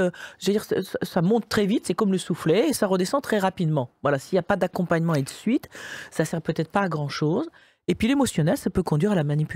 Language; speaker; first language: French; native; French